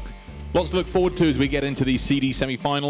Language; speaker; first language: English; native; English